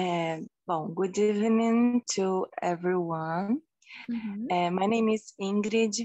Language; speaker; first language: English; non-native, learner; Portuguese